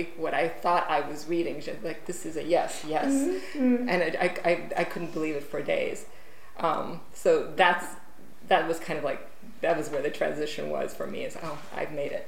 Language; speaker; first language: English; non-native, fluent; Romanian